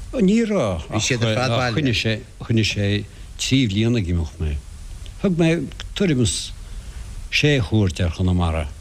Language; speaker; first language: Irish; non-native, local second language; English